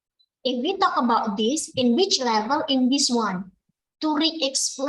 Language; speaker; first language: English; non-native, fluent; Indonesian